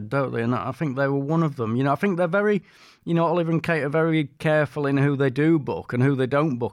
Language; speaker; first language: English; native; English